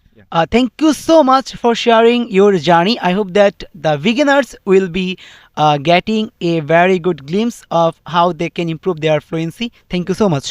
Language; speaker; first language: English; non-native, fluent; Bangla